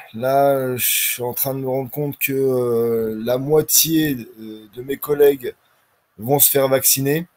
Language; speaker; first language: French; native; French